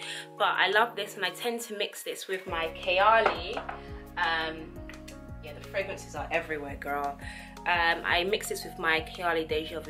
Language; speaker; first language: English; native; English